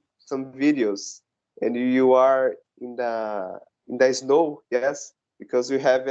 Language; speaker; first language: English; non-native, learner; Portuguese